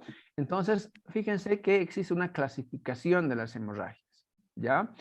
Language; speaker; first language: Spanish; native; Spanish